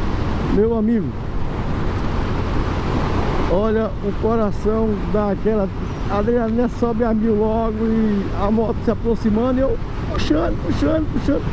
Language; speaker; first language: Portuguese; native; Portuguese